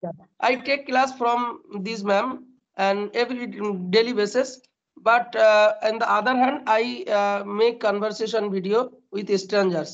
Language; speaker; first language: English; non-native, learner; Bangla